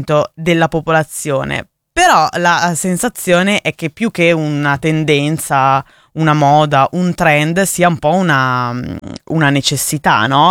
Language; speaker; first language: Italian; native; Italian